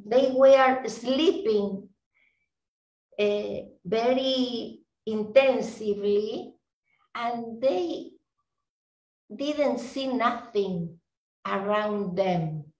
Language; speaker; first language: English; non-native, learner; Spanish